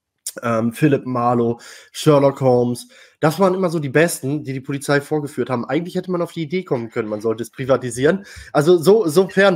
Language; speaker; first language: German; native; German